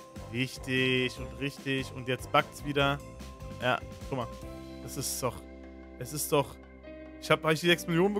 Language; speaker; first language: German; native; German